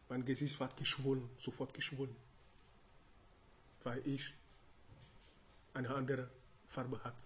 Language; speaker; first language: German; non-native, learner; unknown